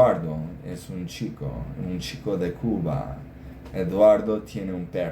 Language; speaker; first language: Spanish; non-native, fluent; English